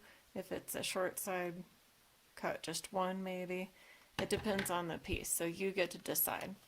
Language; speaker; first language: English; native; English